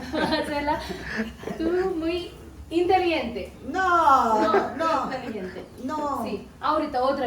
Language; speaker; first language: Spanish; non-native, learner; Telugu